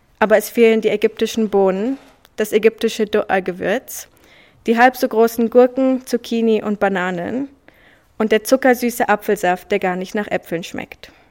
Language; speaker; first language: German; early bilingual, other home language; Swiss German